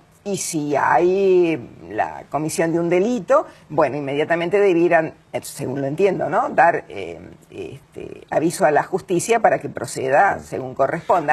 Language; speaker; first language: Spanish; native; Spanish